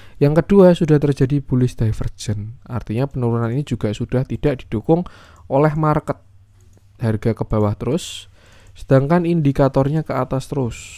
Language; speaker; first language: Indonesian; native; Indonesian